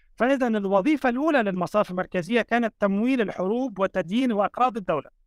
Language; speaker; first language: Arabic; native; Arabic